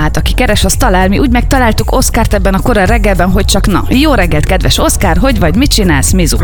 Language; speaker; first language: Hungarian; native; Hungarian